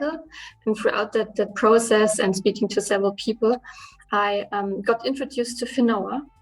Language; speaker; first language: English; non-native, fluent; German